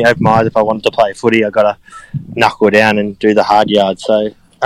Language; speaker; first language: English; native; English